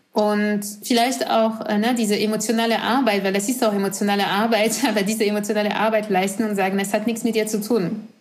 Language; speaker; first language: German; non-native, fluent; French